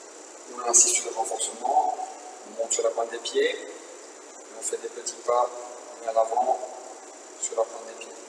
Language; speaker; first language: French; native; French